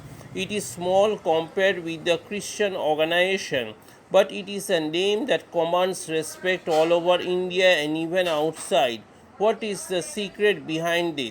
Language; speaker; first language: English; non-native, local second language; Bangla